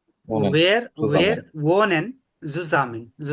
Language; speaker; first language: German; non-native, fluent; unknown